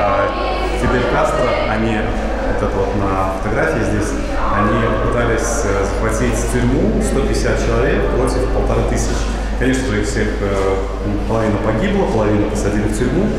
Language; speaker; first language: Russian; native; Russian